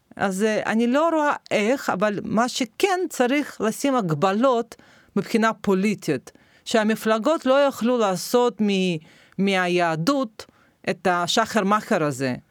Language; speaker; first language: Hebrew; non-native, fluent; Russian